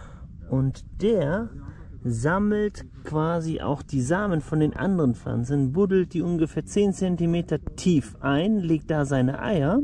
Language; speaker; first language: German; native; German